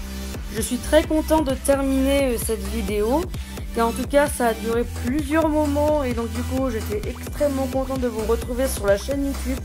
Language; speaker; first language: French; native; French